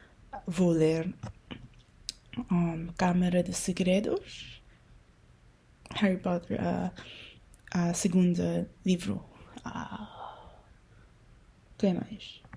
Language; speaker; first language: Portuguese; non-native, learner; Min Nan Chinese